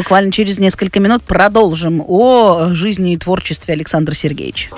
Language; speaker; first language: Russian; native; Russian